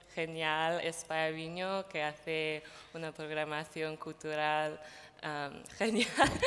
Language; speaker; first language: Spanish; non-native, fluent; English